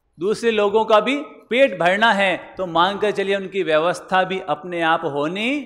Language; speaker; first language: Hindi; native; Hindi